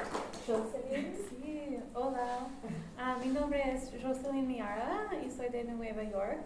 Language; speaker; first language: Spanish; non-native, learner; English